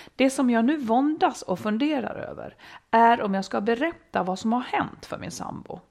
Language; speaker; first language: Swedish; native; Swedish